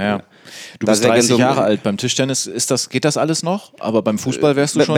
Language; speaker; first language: German; native; German